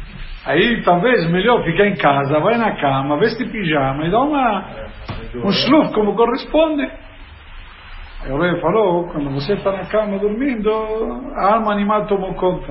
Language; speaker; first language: Portuguese; non-native, fluent; Spanish